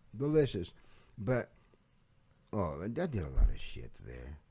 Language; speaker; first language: English; non-native, fluent; Portuguese